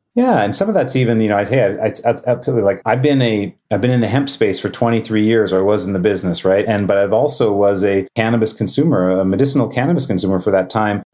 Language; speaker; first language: English; native; English